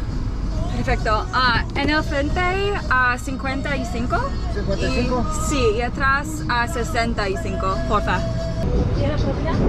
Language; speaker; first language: Spanish; non-native, learner; English